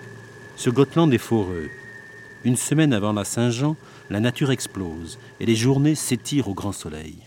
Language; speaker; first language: French; native; French